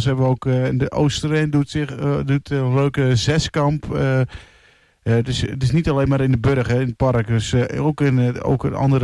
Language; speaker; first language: Dutch; native; Dutch